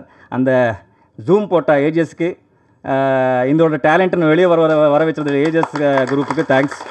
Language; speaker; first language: Tamil; non-native, learner; Kannada